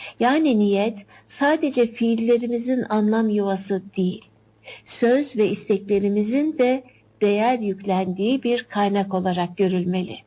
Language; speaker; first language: Turkish; native; Turkish